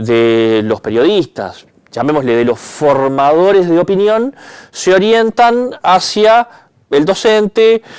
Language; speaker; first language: Spanish; native; Spanish